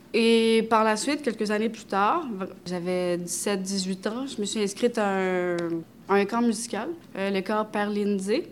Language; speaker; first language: French; early bilingual, other home language; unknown